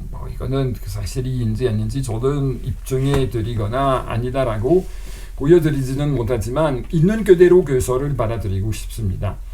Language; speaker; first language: Korean; non-native, fluent; French